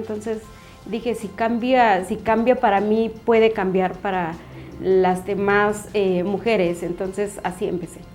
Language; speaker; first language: Spanish; non-native, local second language; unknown